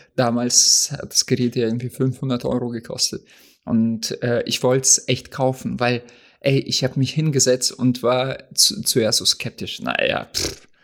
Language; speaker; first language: German; non-native, fluent; Russian